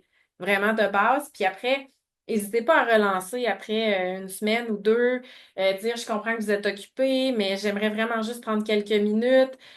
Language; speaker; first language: French; native; French